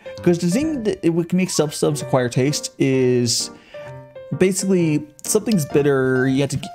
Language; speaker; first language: English; native; English